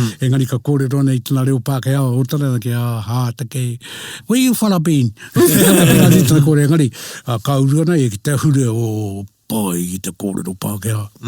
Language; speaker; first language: Māori; native; Māori